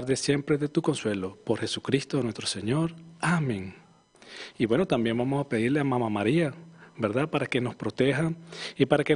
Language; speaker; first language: Spanish; native; Spanish